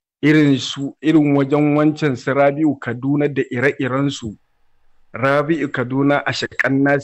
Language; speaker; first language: Hausa; native; Hausa